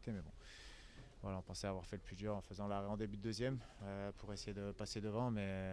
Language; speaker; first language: French; native; French